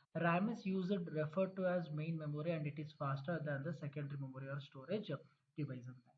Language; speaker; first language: English; non-native, local second language; Kannada